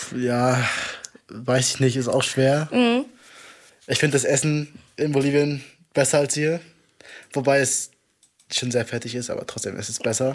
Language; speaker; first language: German; native; German